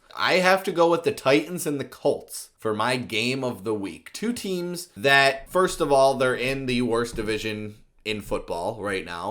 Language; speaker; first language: English; native; English